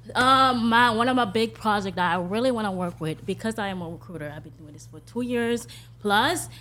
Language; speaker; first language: English; early bilingual, other home language; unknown